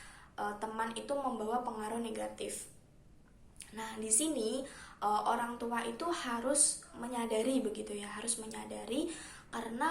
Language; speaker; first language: Indonesian; native; Indonesian